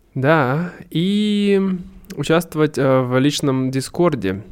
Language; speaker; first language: Russian; native; Russian